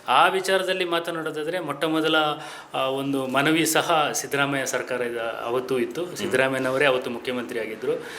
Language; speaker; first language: Kannada; non-native, local second language; Kodava